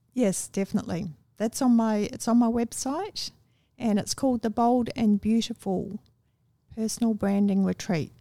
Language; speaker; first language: English; native; English